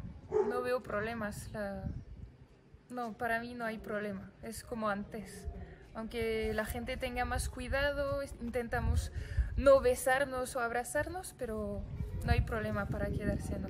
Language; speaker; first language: Spanish; non-native, fluent; French